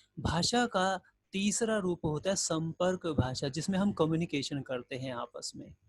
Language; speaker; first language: Hindi; native; Hindi